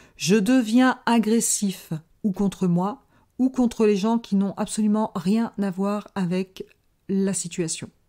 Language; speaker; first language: French; native; French